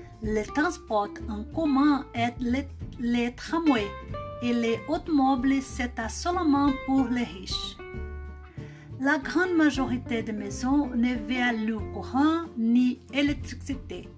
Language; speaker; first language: French; non-native, learner; Portuguese